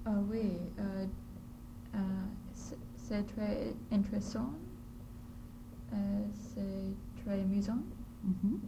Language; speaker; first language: French; non-native, learner; English